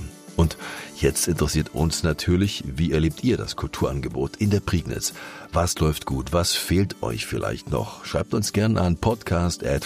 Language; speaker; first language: German; native; German